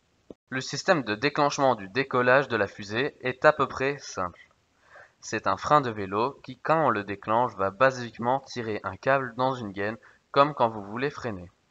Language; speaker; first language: French; native; French